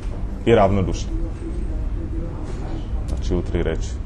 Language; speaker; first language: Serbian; non-native, fluent; Czech